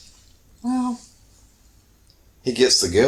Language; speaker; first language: English; native; English